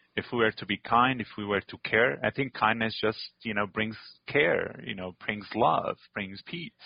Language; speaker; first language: English; non-native, fluent; Arabic